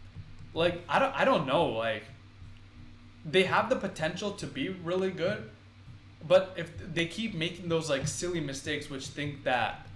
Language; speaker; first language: English; native; English